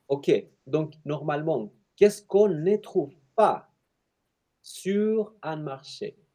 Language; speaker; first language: French; non-native, fluent; Spanish